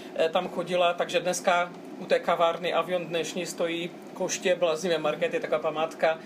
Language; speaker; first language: Czech; non-native, local second language; Polish